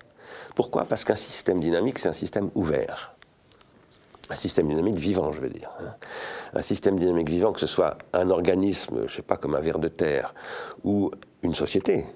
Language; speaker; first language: French; native; French